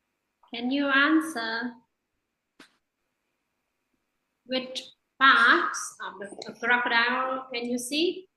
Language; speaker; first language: English; non-native, fluent; Vietnamese